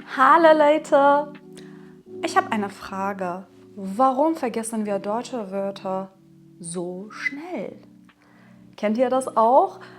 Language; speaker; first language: German; non-native, fluent; Persian